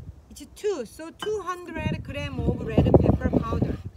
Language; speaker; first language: English; non-native, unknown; Korean